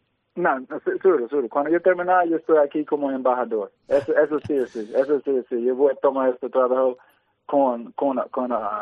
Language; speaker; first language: Spanish; early bilingual, heritage; English